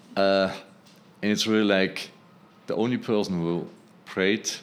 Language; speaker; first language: English; non-native, fluent; German